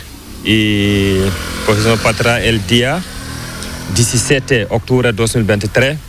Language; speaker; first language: Spanish; non-native, learner; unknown